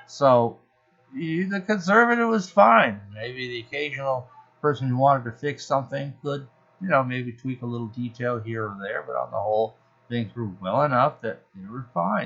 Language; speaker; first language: English; native; English